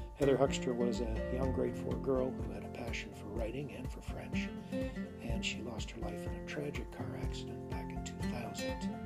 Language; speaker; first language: English; native; English